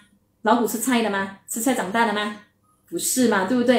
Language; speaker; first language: Chinese; native; Chinese